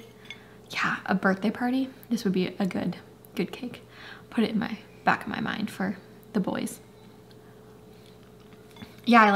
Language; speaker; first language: English; native; English